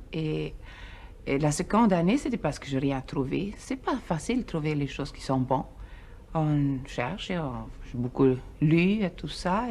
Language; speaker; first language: French; non-native, fluent; Swedish